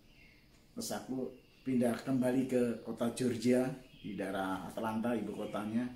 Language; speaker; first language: Indonesian; non-native, local second language; Javanese